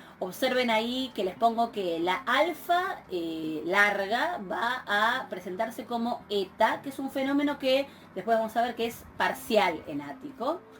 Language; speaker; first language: Spanish; native; Spanish